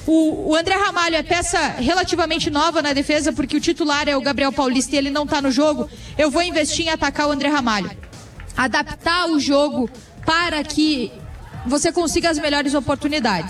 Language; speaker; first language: Portuguese; native; Portuguese